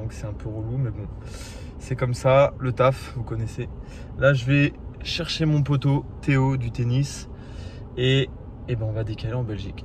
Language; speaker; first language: French; native; French